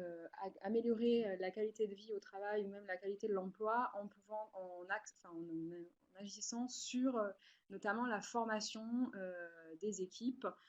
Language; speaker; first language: French; native; French